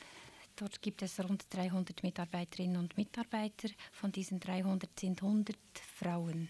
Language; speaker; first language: German; native; German